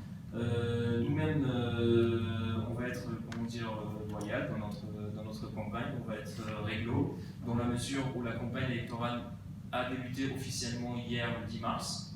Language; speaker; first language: French; native; French